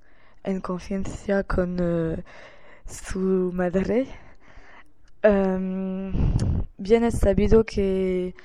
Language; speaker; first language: Spanish; non-native, learner; French